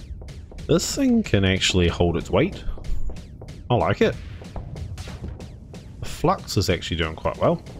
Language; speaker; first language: English; native; English